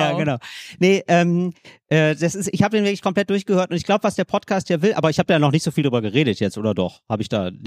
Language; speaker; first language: German; native; German